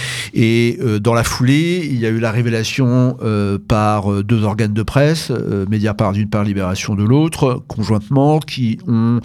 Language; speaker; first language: French; native; French